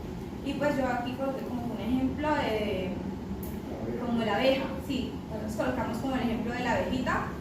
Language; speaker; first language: Spanish; native; Spanish